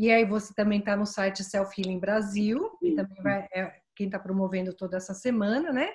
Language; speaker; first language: Portuguese; native; Portuguese